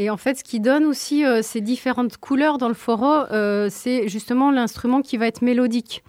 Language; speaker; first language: French; native; French